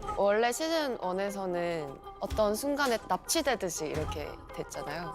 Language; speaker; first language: Korean; native; Korean